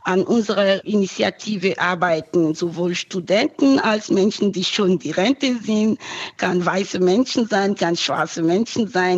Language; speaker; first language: German; non-native, fluent; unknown